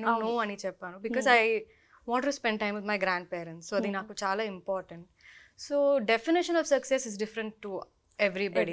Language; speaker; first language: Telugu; non-native, fluent; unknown